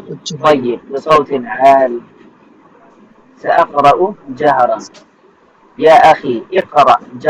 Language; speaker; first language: Arabic; non-native, fluent; Bangla